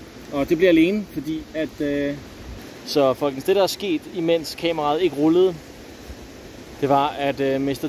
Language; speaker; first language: Danish; native; Danish